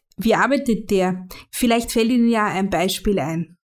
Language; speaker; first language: German; native; German